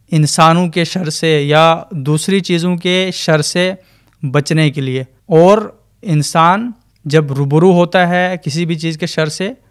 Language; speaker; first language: Urdu; native; Urdu